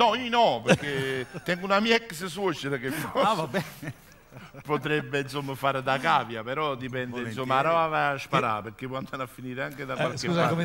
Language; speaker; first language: Italian; native; Italian